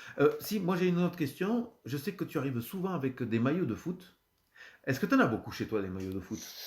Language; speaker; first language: French; native; French